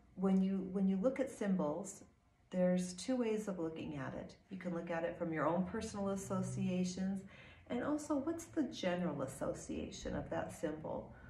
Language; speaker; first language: English; native; English